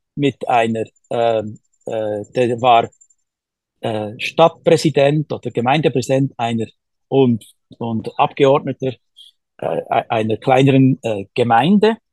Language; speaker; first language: German; native; German